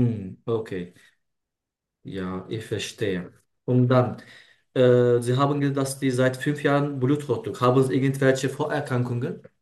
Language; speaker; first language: German; non-native, learner; Turkish